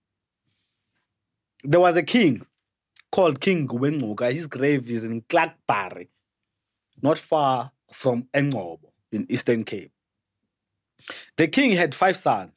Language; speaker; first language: English; non-native, local second language; Xhosa